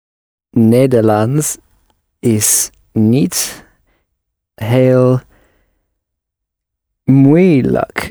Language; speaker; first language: Dutch; non-native, learner; English